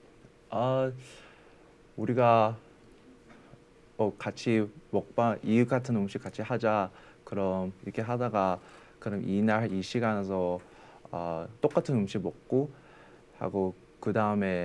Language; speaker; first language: Korean; early bilingual, heritage; English